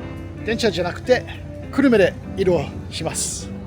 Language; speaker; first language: Japanese; non-native, learner; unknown